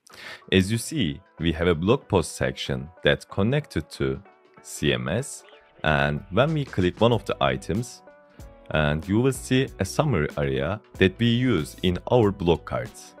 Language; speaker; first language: English; non-native, fluent; Turkish